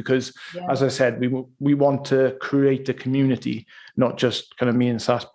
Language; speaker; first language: English; native; English